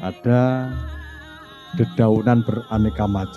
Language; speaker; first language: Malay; non-native, local second language; Javanese